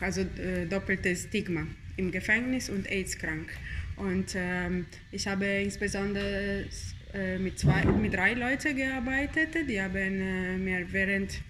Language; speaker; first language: German; non-native, fluent; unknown